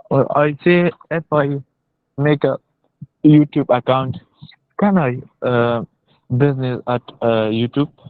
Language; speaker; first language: English; non-native, learner; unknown